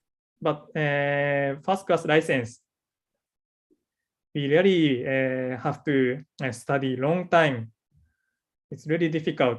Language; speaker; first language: English; non-native, learner; Japanese